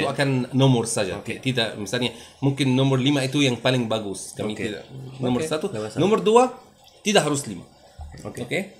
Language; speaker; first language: Indonesian; non-native, learner; French